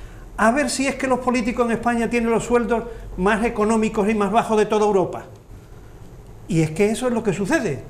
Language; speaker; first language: Spanish; native; Spanish